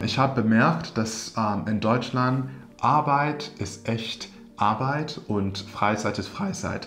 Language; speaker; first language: German; non-native, fluent; English